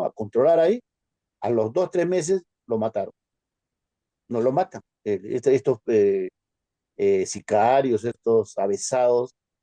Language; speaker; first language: Spanish; native; Spanish